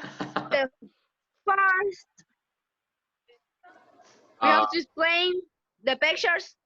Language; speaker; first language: English; non-native, learner; Spanish